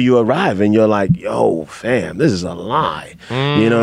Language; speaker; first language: English; non-native, local second language; Akan